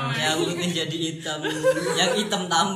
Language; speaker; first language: Indonesian; native; Indonesian